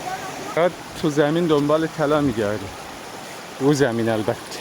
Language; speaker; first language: Persian; native; Persian